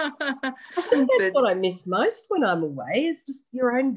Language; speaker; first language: English; native; English